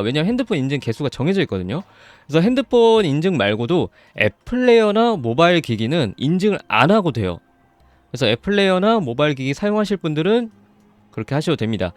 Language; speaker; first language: Korean; native; Korean